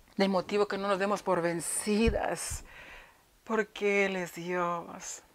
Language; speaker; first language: Spanish; early bilingual, heritage; Spanish